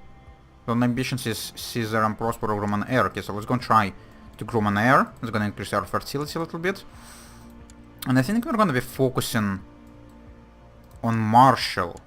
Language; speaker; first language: English; non-native, fluent; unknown